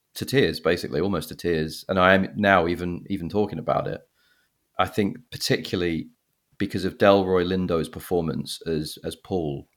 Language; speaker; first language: English; native; English